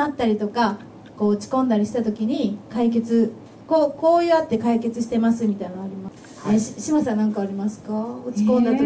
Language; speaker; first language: Japanese; native; Japanese